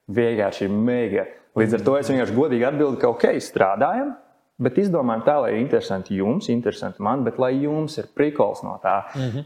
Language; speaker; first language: Latvian; native; Latvian